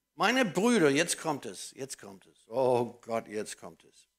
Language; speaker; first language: German; non-native, fluent; English